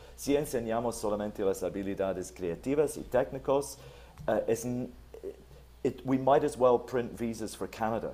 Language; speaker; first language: English; native; English